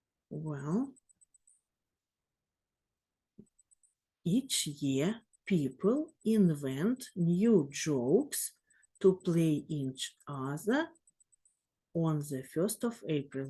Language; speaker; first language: English; non-native, fluent; Ukrainian